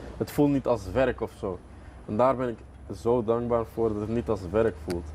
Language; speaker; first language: Dutch; early bilingual, other home language; Arabic